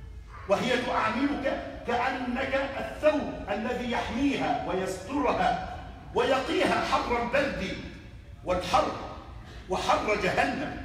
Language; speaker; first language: Arabic; native; Arabic